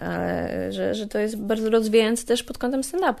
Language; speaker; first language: Polish; native; Polish